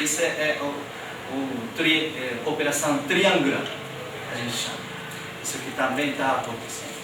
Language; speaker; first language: Portuguese; non-native, fluent; Japanese